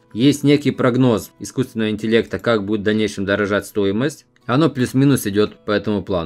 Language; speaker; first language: Russian; native; Russian